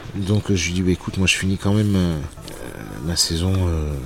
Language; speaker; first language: French; native; French